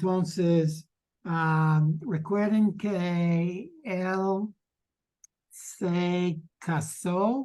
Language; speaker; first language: Spanish; non-native, learner; English